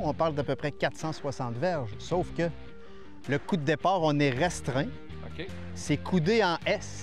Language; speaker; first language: French; native; French